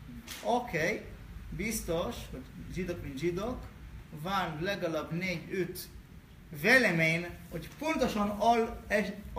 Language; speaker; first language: Hungarian; non-native, learner; Hebrew